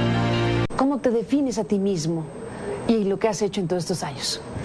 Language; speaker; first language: Spanish; native; Spanish